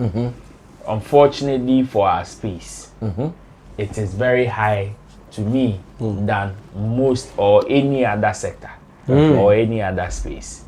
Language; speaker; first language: English; non-native, local second language; Akan